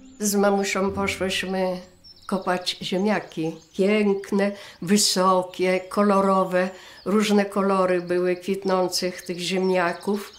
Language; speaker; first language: Polish; native; Polish